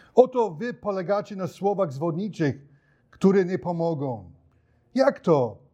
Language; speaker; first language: Polish; non-native, fluent; English